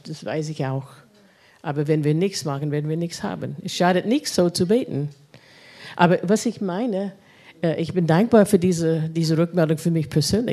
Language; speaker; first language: German; non-native, fluent; English